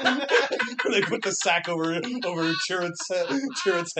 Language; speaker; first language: English; native; English